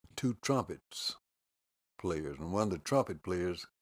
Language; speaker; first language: English; native; English